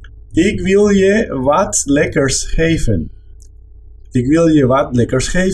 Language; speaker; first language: Dutch; non-native, learner; Spanish